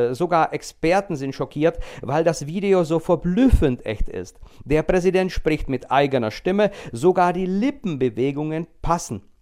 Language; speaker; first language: German; non-native, fluent; Czech